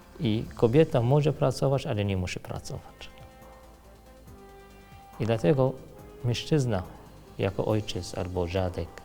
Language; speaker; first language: Polish; non-native, fluent; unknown